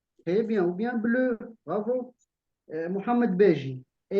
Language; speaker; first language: French; non-native, local second language; Arabic